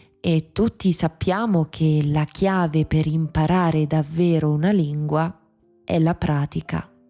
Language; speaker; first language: Italian; native; Italian